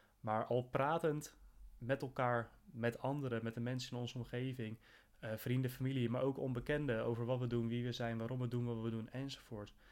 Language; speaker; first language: Dutch; native; Dutch